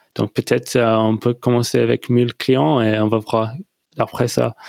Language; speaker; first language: French; non-native, fluent; English